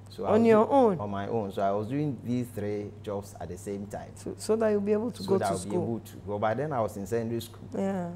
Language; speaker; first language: English; non-native, local second language; Akan